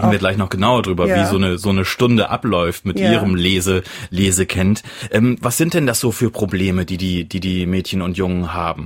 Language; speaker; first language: German; native; German